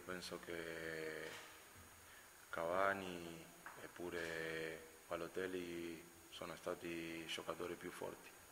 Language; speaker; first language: Italian; non-native, fluent; Spanish